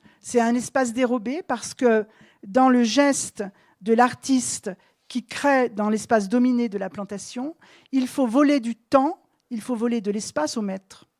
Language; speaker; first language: French; native; French